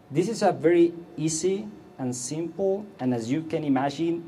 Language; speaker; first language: English; non-native, fluent; Catalan